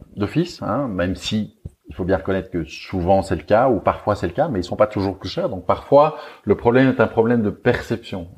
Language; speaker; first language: French; native; French